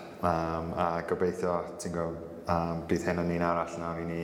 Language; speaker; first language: Welsh; non-native, local second language; English